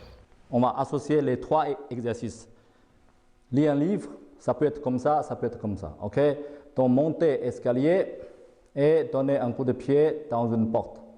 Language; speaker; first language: French; non-native, fluent; Chinese